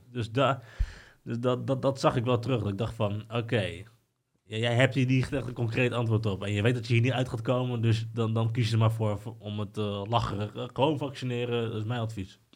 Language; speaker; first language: Dutch; early bilingual, other home language; Spanish